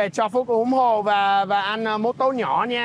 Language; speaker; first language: Vietnamese; non-native, fluent; English